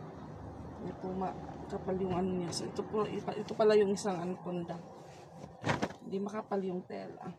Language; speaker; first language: Filipino; native; Filipino